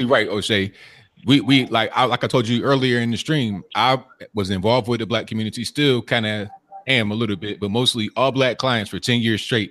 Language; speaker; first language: English; native; English